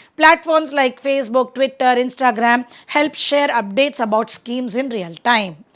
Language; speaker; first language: English; non-native, local second language; Tamil